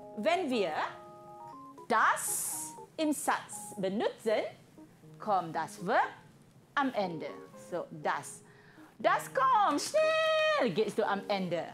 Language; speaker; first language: German; non-native, fluent; Malay